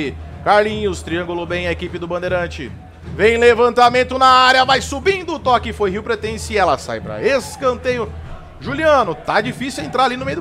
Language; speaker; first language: Portuguese; native; Portuguese